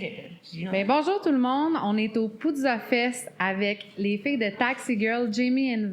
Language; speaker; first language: French; native; French